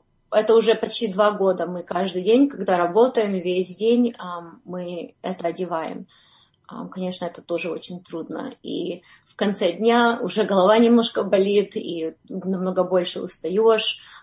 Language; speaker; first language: Russian; early bilingual, heritage; Russian